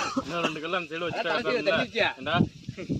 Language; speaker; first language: Tamil; native; Tamil